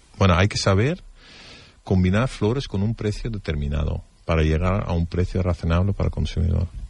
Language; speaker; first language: Spanish; non-native, fluent; Dutch